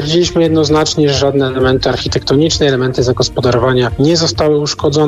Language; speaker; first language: Polish; native; Polish